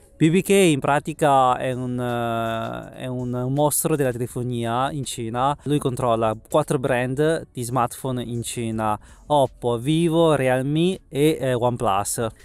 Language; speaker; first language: Italian; early bilingual, other home language; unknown